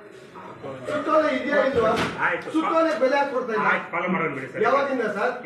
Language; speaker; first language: Kannada; native; Kannada